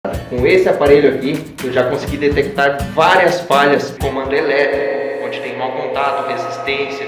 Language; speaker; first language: Portuguese; native; Portuguese